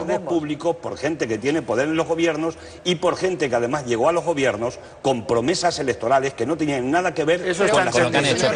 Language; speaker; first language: Spanish; native; Spanish